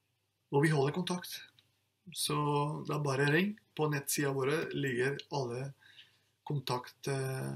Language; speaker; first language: Norwegian; non-native, fluent; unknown